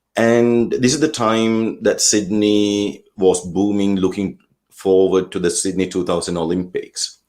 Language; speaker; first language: English; non-native, local second language; Sinhala